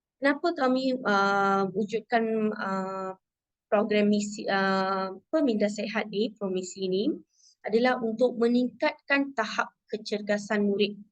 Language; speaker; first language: Malay; non-native, local second language; Tamil